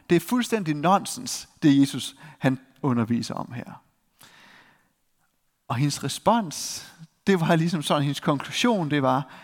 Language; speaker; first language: Danish; native; Danish